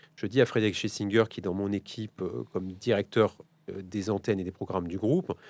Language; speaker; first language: French; native; French